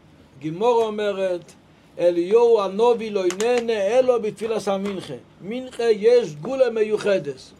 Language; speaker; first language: Hebrew; non-native, local second language; Yiddish